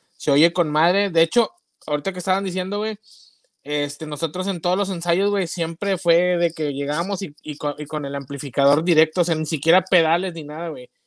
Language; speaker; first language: Spanish; native; Spanish